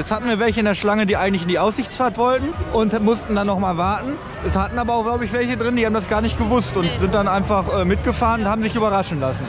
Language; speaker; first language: German; native; German